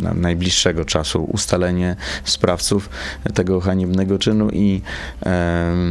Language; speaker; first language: Polish; native; Polish